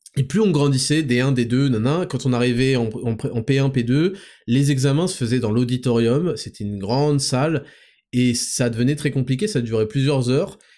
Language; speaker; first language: French; native; French